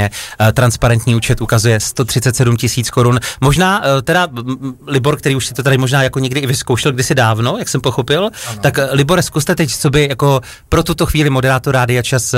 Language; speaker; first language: Czech; native; Czech